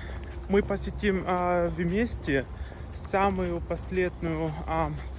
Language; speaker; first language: Russian; non-native, fluent; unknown